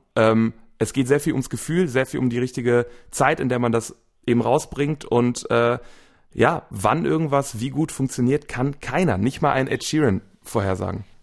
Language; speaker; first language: German; native; German